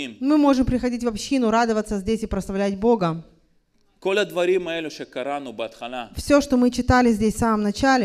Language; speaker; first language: Russian; native; Russian